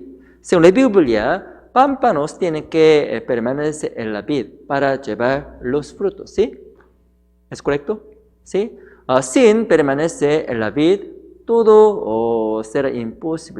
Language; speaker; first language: Spanish; non-native, fluent; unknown